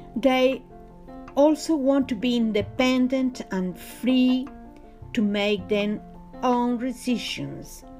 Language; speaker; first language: English; non-native, learner; Spanish